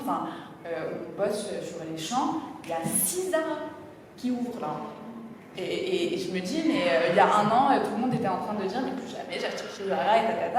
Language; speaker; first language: French; native; French